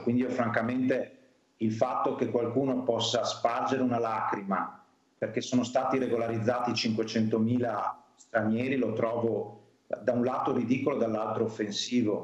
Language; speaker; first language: Italian; native; Italian